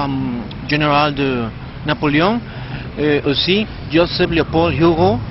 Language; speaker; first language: French; non-native, learner; Spanish